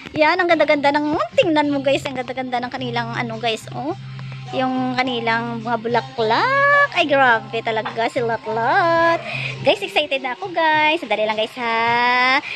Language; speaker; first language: Filipino; non-native, local second language; Hiligaynon